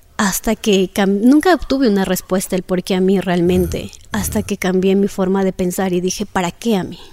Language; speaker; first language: Spanish; native; Spanish